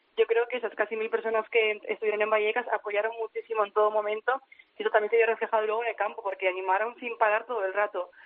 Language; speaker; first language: Spanish; native; Spanish